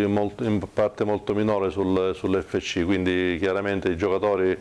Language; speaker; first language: Italian; native; Italian